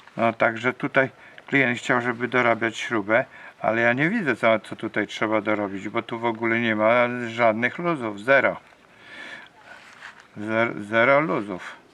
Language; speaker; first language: Polish; native; Polish